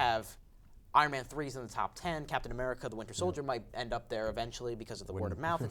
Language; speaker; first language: English; native; English